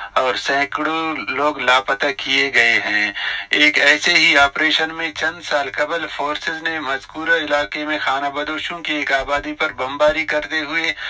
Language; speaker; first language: Urdu; non-native, local second language; Baluchi